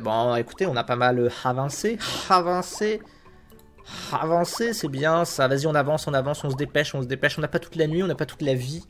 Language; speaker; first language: French; native; French